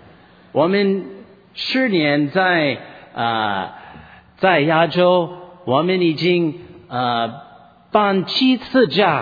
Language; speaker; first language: Chinese; non-native, fluent; English